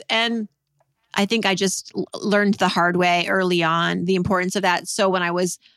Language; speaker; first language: English; native; English